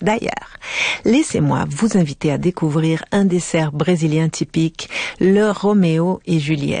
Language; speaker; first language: French; native; French